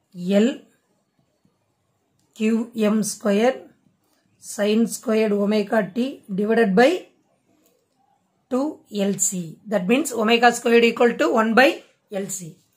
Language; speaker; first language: English; non-native, local second language; Tamil